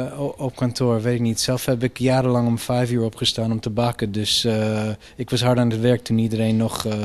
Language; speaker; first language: Dutch; non-native, fluent; English